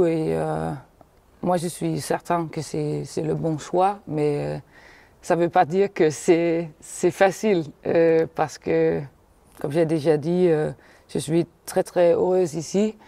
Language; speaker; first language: French; non-native, fluent; Danish